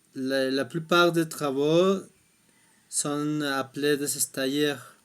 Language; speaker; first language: French; non-native, fluent; Spanish